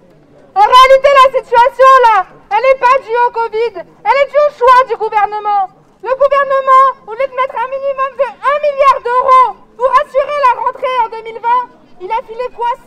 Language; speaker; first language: French; native; French